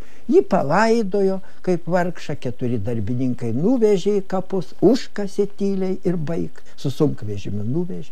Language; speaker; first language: Lithuanian; native; Lithuanian